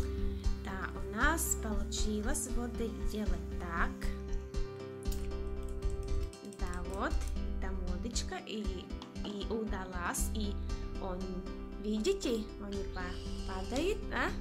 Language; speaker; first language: Russian; non-native, learner; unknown